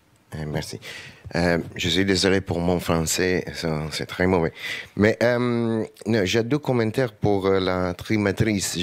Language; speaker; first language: French; non-native, learner; English